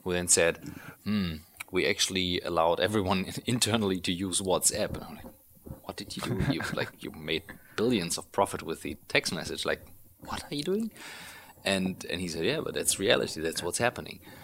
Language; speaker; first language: English; non-native, fluent; German